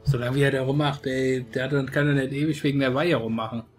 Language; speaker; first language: German; native; German